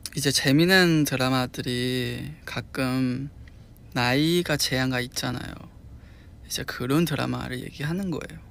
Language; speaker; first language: Korean; non-native, fluent; Chinese